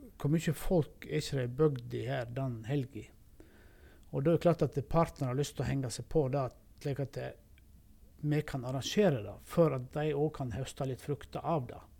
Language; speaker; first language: Norwegian; native; Norwegian